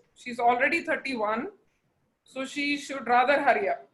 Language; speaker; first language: English; non-native, local second language; Punjabi